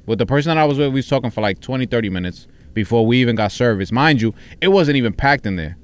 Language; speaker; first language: English; early bilingual, other home language; Spanish